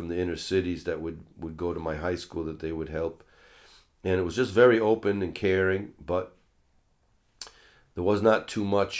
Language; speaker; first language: English; native; English